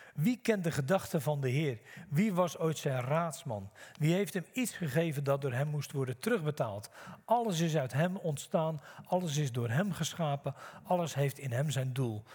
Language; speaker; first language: Dutch; native; Dutch